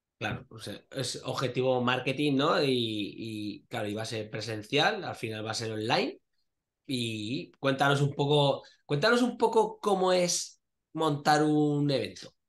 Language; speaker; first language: Spanish; native; Spanish